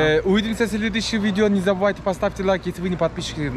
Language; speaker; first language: Russian; non-native, learner; Turkish